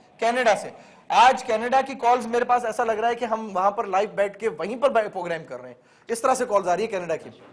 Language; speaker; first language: Urdu; native; Urdu